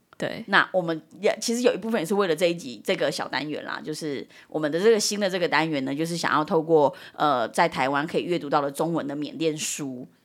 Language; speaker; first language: Chinese; early bilingual, heritage; Chinese